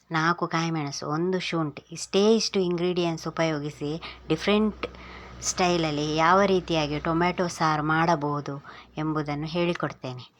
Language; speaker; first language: Kannada; non-native, local second language; Tulu